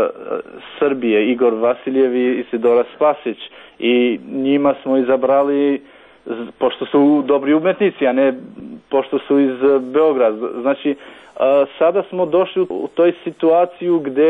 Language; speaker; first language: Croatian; non-native, local second language; Albanian